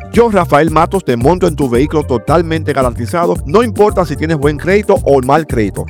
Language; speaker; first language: Spanish; native; Spanish